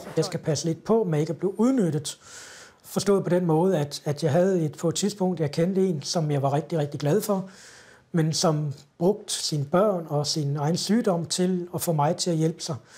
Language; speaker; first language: Danish; native; Danish